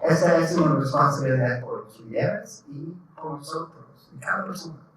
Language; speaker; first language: Spanish; non-native, learner; English